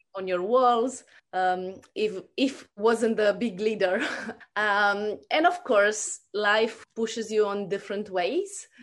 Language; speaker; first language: English; non-native, fluent; Romanian